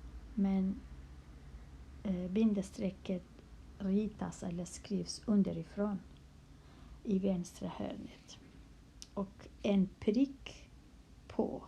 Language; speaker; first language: Swedish; non-native, local second language; Kurdish